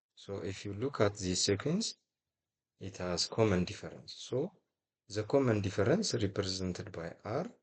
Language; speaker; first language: English; non-native, local second language; Amharic